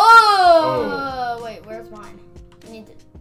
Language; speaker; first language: English; native; English